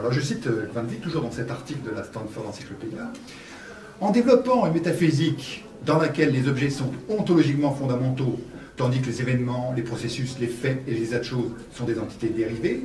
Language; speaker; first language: French; native; French